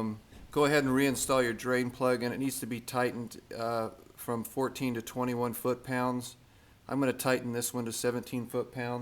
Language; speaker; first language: English; native; English